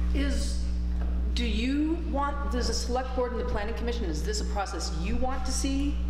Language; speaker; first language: English; native; English